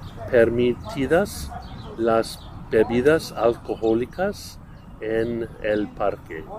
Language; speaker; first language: Spanish; non-native, learner; English